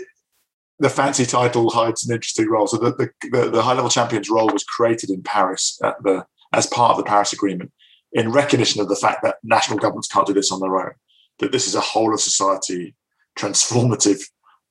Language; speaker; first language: English; native; English